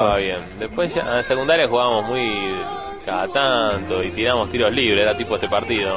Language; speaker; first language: Spanish; native; Spanish